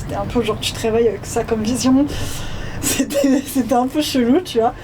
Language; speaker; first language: French; native; French